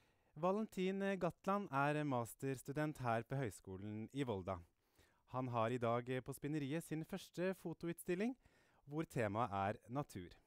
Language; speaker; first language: Norwegian; native; Norwegian